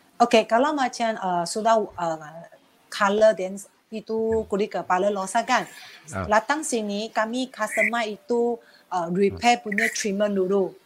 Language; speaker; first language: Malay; non-native, local second language; Chinese